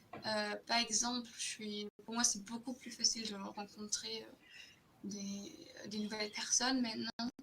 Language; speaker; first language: French; non-native, fluent; German